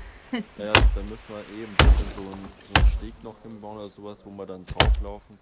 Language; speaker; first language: German; native; German